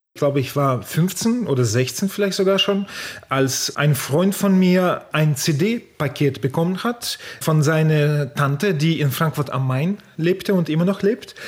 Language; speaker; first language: German; non-native, fluent; Russian